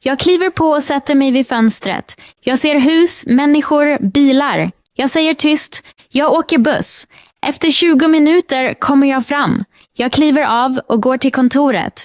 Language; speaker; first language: Swedish; non-native, fluent; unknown